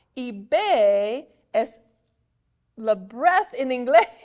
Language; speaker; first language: Spanish; non-native, learner; English